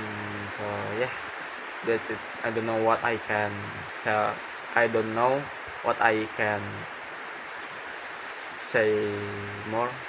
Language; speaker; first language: English; non-native, learner; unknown